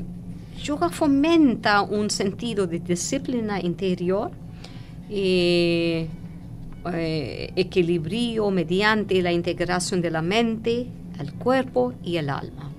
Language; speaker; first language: Spanish; non-native, fluent; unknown